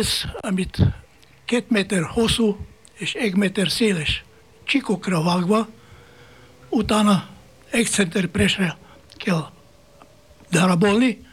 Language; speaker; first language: Hungarian; non-native, fluent; Bulgarian